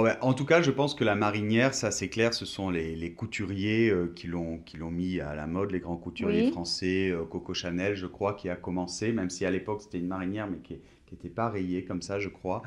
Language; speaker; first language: French; native; French